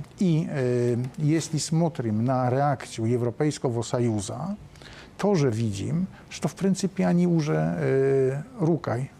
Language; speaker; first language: Polish; non-native, learner; Russian